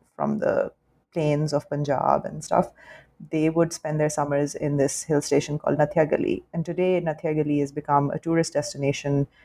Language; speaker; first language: English; non-native, local second language; Urdu